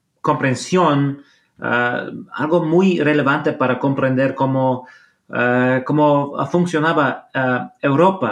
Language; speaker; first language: Spanish; non-native, fluent; English